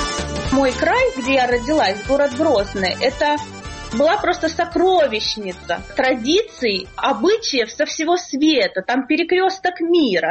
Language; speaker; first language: Russian; native; Russian